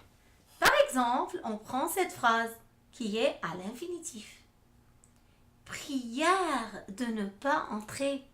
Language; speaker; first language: French; non-native, fluent; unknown